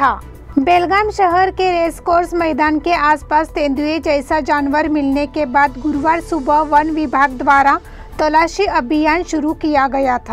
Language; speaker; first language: Hindi; non-native, local second language; Marathi